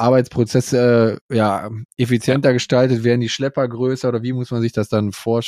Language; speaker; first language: German; native; German